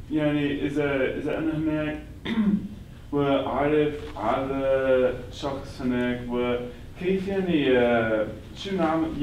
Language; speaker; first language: Arabic; non-native, learner; English